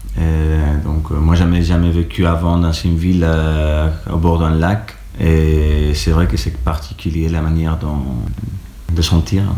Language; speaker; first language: French; non-native, fluent; Spanish